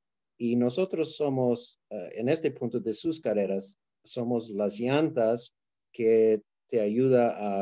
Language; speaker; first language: Spanish; non-native, fluent; English